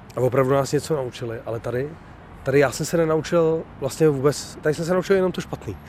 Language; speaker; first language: Czech; native; Czech